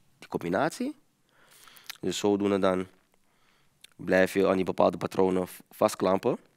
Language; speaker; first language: Dutch; early bilingual, other home language; Papiamento